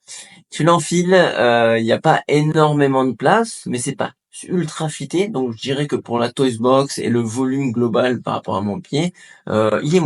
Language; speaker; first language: French; native; French